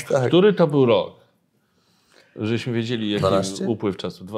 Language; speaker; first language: Polish; native; Polish